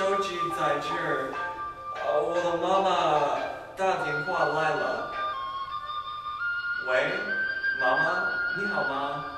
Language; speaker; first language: Chinese; non-native, learner; English